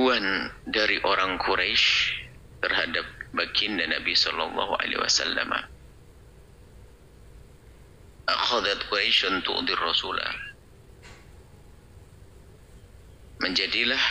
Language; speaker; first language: Indonesian; native; Indonesian